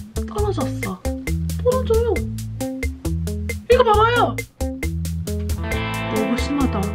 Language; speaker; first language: Korean; non-native, learner; English